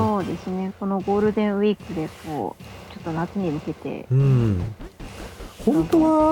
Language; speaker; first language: Japanese; native; Japanese